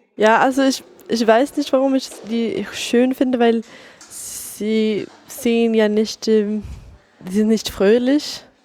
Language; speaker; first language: German; non-native, fluent; Swedish